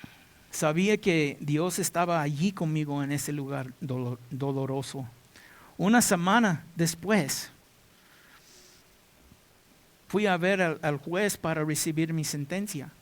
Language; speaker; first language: Spanish; non-native, learner; English